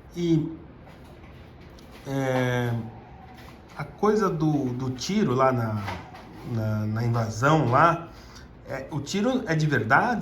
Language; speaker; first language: Portuguese; native; Portuguese